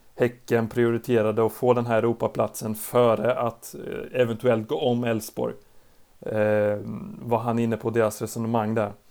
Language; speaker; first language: Swedish; native; Swedish